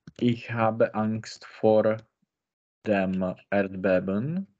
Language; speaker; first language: German; non-native, learner; Czech